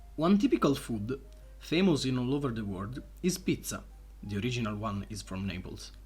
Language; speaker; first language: English; non-native, fluent; Italian